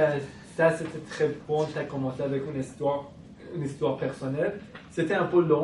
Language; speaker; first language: French; non-native, fluent; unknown